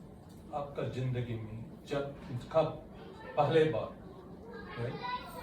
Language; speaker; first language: Hindi; non-native, local second language; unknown